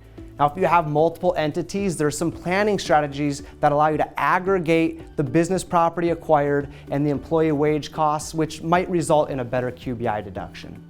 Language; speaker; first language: English; native; English